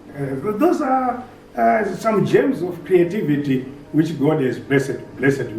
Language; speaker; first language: English; non-native, local second language; Shona